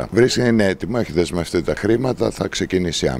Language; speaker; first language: Greek; native; Greek